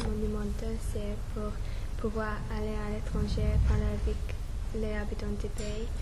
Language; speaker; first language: French; non-native, learner; English